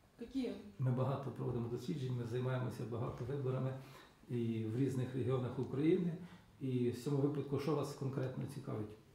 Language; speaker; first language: Ukrainian; native; Ukrainian